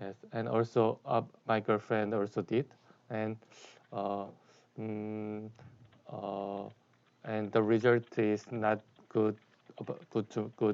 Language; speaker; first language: English; non-native, learner; Korean